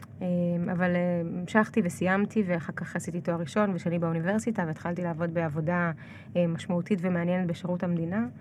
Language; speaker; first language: Hebrew; early bilingual, other home language; Russian